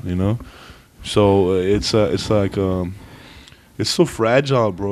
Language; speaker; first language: English; non-native, fluent; German